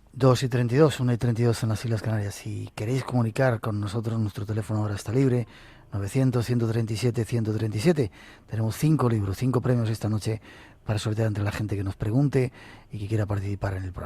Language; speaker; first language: Spanish; native; Spanish